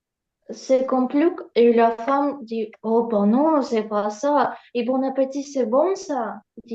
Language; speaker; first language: French; non-native, learner; Ukrainian